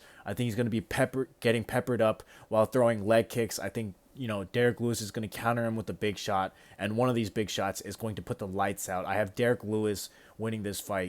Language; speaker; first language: English; native; English